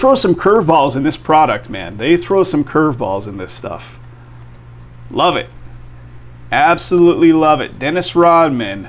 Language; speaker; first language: English; native; English